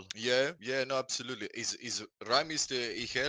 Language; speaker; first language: English; non-native, fluent; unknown